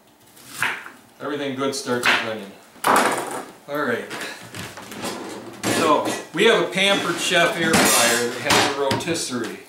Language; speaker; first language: English; native; English